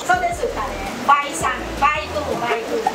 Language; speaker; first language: Japanese; non-native, fluent; Thai